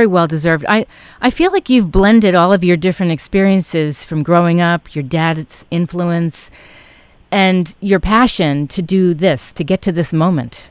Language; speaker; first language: English; native; English